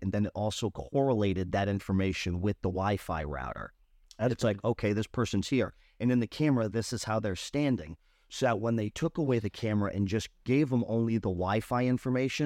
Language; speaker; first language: English; native; English